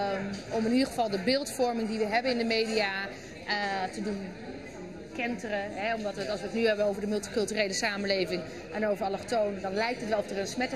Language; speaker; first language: Dutch; early bilingual, other home language; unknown